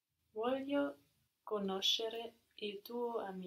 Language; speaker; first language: Italian; non-native, learner; English